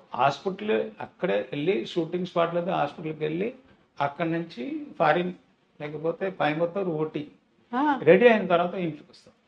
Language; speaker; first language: Telugu; non-native, learner; Tamil